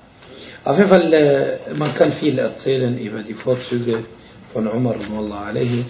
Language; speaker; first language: German; non-native, fluent; Arabic